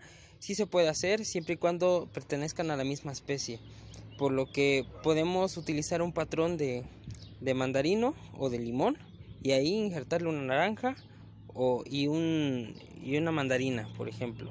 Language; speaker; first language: Spanish; native; Spanish